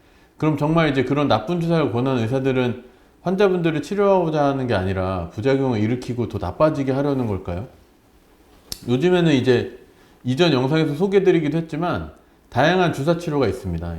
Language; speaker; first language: Korean; native; Korean